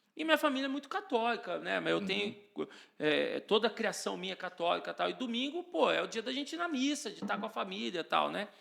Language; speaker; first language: Portuguese; native; Portuguese